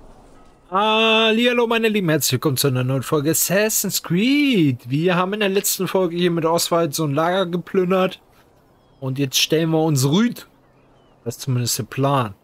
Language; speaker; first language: German; native; German